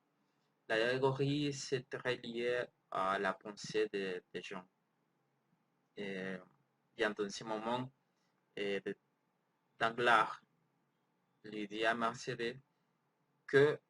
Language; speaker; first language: French; non-native, learner; Spanish